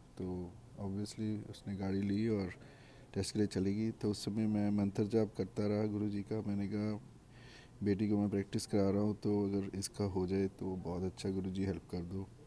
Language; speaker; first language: Hindi; native; Hindi